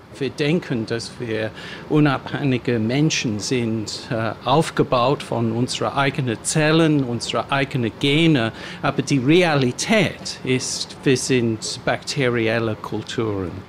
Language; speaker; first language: German; non-native, fluent; English